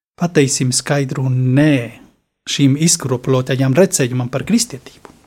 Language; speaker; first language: Latvian; non-native, fluent; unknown